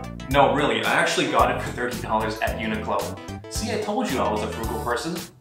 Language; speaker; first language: English; non-native, local second language; Cantonese